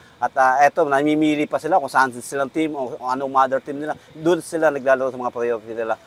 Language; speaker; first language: Filipino; native; Filipino